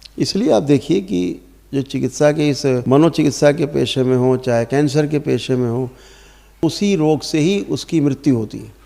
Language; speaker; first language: Hindi; native; Hindi